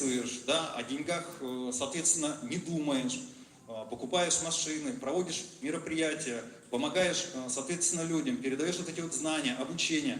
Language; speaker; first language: Russian; native; Russian